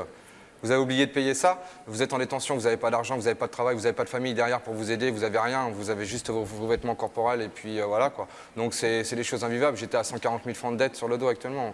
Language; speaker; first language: French; native; French